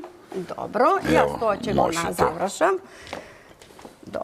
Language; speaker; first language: Macedonian; native; Macedonian